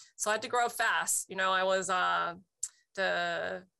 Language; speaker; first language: English; native; English